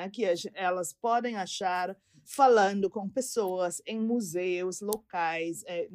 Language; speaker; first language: Portuguese; non-native, fluent; English